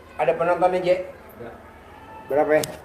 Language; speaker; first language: Indonesian; native; Indonesian